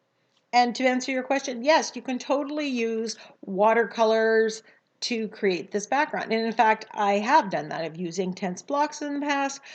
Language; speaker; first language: English; native; English